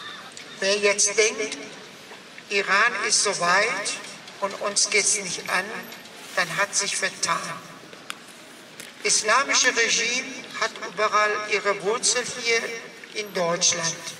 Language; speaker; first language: German; non-native, fluent; Persian